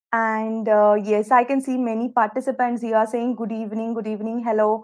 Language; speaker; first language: English; non-native, local second language; Telugu